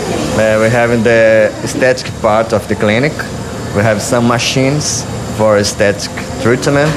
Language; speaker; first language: English; non-native, learner; Portuguese